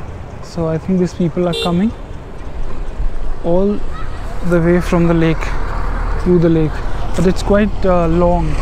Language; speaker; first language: English; non-native, local second language; Hindi